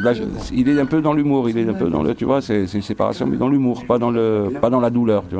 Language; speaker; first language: French; non-native, local second language; Arabic